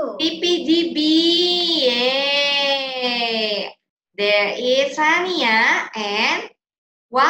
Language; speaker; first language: English; non-native, learner; Indonesian